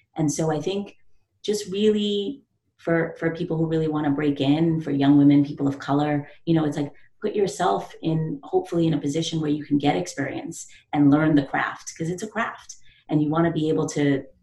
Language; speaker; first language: English; native; English